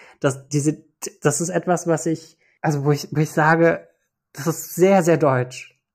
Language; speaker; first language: German; early bilingual, other home language; Turkish